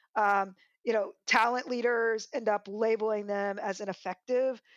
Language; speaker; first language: English; native; English